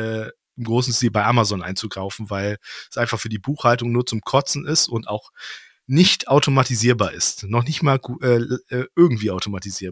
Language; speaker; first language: German; native; German